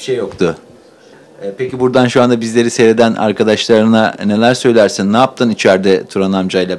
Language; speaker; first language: Turkish; native; Turkish